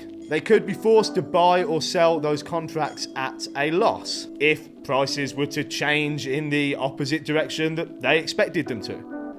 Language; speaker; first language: English; native; English